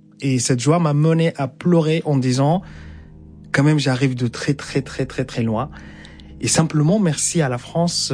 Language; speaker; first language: French; non-native, fluent; Arabic